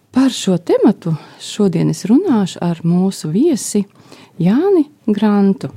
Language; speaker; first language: Latvian; native; Latvian